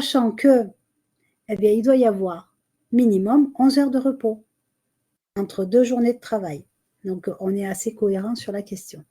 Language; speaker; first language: French; native; French